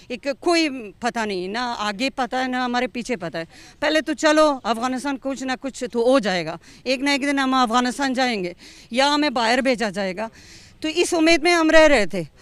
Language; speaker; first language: Hindi; non-native, fluent; Persian